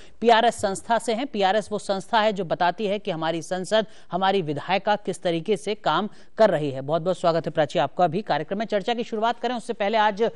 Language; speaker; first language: Hindi; native; Hindi